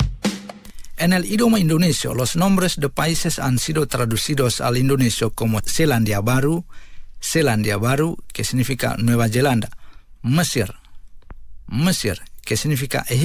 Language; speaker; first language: Spanish; non-native, fluent; Indonesian